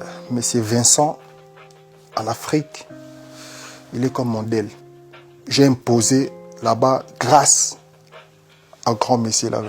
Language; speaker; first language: French; non-native, local second language; Lingala